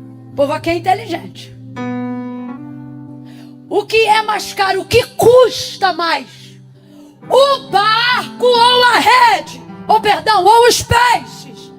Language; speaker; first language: Portuguese; native; Portuguese